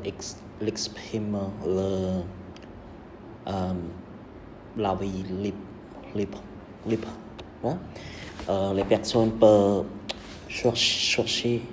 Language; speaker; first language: French; non-native, learner; Khmer